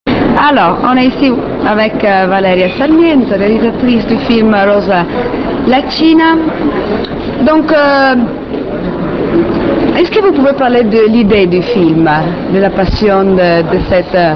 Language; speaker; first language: French; non-native, fluent; Italian